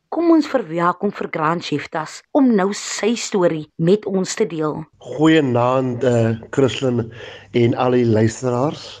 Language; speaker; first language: Afrikaans; native; Afrikaans